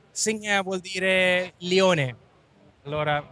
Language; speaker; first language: Italian; non-native, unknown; Sinhala